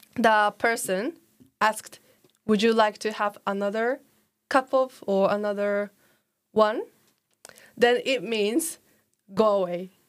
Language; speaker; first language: English; non-native, learner; Japanese